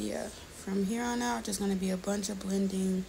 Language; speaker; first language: English; native; English